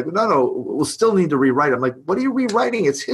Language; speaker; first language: English; native; English